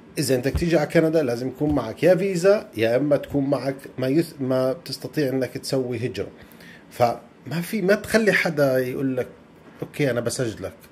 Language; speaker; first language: Arabic; native; Arabic